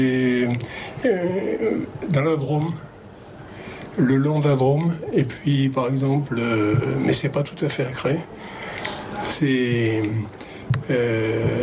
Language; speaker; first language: French; native; French